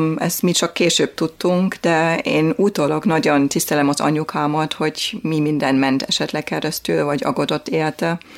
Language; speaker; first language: Hungarian; non-native, fluent; German